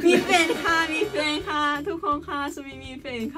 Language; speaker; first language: Thai; non-native, learner; Korean